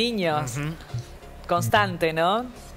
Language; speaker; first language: Spanish; native; Spanish